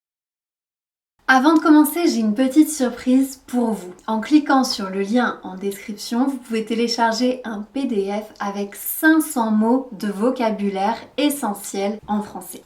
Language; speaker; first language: French; native; French